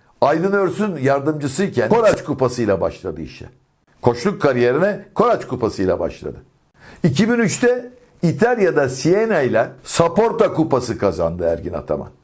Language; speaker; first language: Turkish; native; Turkish